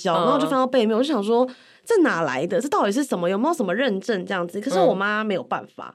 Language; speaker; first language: Chinese; native; Chinese